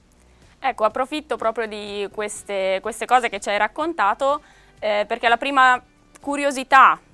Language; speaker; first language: Italian; native; Italian